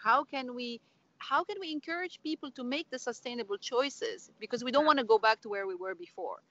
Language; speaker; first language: English; non-native, local second language; Arabic